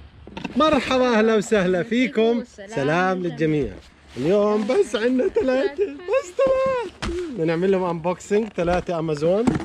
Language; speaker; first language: Arabic; native; Arabic